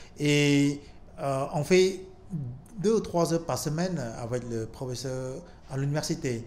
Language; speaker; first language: French; non-native, fluent; Khmer